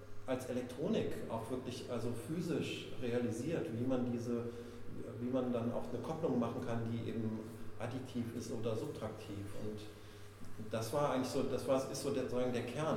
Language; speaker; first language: German; native; German